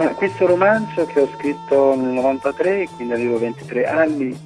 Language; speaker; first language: Italian; non-native, fluent; Arabic